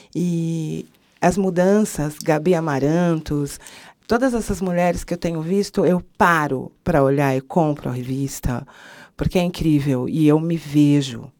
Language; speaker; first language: Portuguese; native; Portuguese